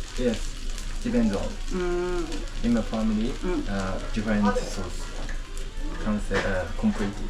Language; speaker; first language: English; non-native, learner; Japanese